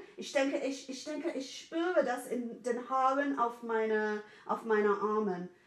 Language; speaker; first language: German; non-native, fluent; English